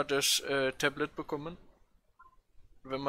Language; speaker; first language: German; native; German